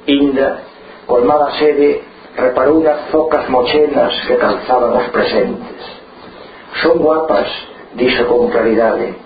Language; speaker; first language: Galician; non-native, local second language; Spanish